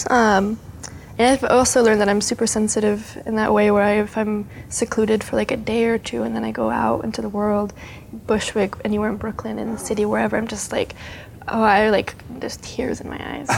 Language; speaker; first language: English; early bilingual, other home language; Spanish